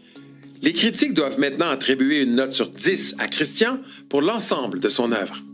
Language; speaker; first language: French; native; French